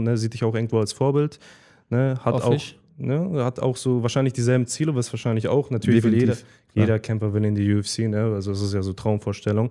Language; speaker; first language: German; native; German